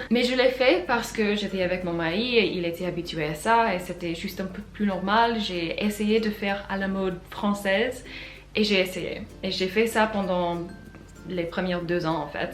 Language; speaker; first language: French; non-native, fluent; English